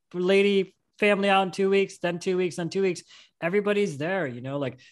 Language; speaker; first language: English; native; English